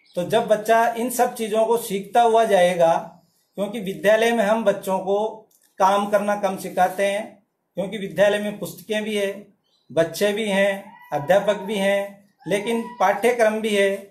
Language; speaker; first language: Hindi; native; Hindi